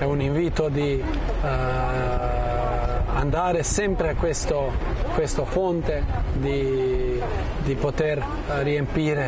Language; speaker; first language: Italian; non-native, fluent; Croatian